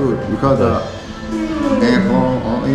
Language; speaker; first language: English; non-native, learner; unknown